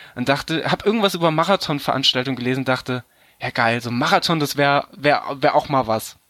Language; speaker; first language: German; native; German